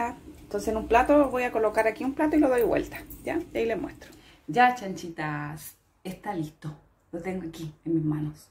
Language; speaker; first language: Spanish; native; Spanish